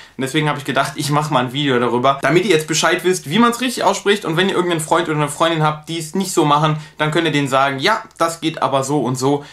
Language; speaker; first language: German; native; German